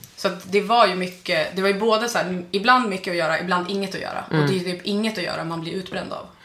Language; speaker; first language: Swedish; native; Swedish